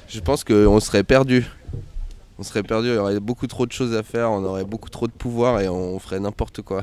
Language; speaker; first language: French; native; French